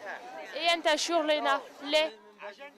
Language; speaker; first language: Arabic; non-native, learner; French